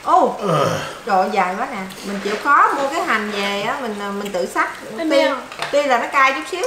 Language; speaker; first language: Vietnamese; native; Vietnamese